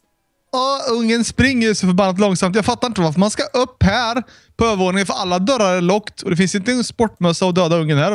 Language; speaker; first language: Swedish; native; Swedish